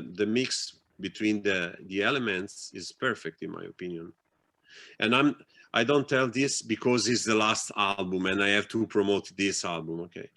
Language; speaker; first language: English; non-native, fluent; Italian